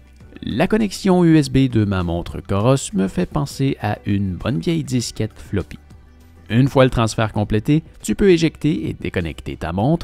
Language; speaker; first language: French; native; French